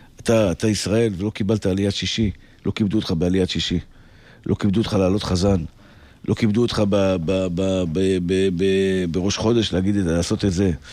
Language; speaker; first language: Hebrew; native; Hebrew